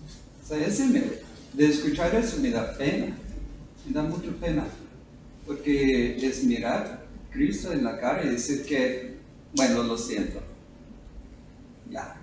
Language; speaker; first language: Spanish; non-native, fluent; English